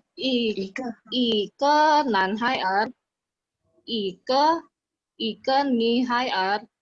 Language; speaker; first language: Chinese; non-native, learner; Indonesian